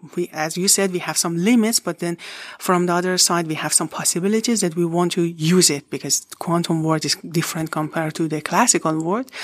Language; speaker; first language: English; non-native, fluent; Persian